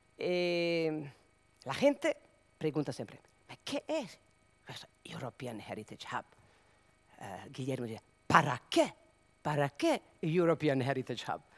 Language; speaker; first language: Spanish; non-native, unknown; Serbian